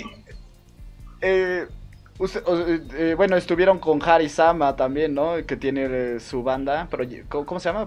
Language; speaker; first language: Spanish; native; Spanish